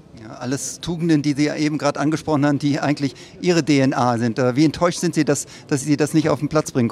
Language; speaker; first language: German; native; German